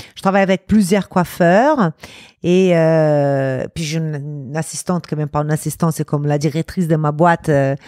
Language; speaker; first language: French; non-native, fluent; Portuguese